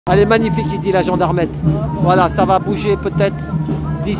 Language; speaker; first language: French; native; French